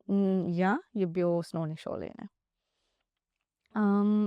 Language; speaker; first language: Slovenian; non-native, learner; Divehi